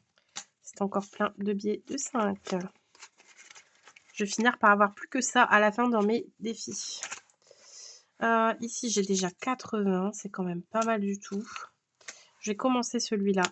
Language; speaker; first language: French; native; French